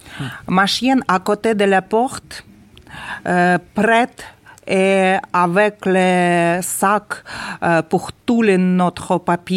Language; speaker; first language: French; non-native, learner; Ukrainian